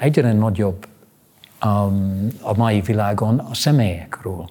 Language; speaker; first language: Hungarian; non-native, fluent; English